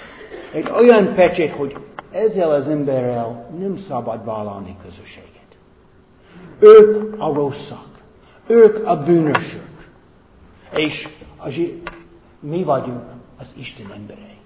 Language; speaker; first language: Hungarian; non-native, fluent; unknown